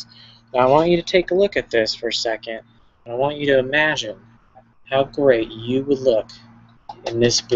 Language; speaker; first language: English; native; English